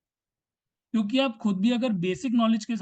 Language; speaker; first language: Hindi; native; Hindi